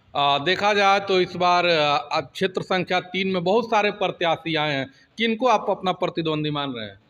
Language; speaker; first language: Hindi; native; Hindi